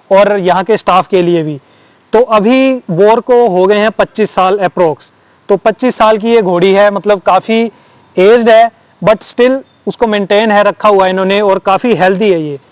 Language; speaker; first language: Hindi; native; Hindi